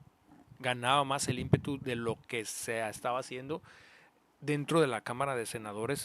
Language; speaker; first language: Spanish; native; Spanish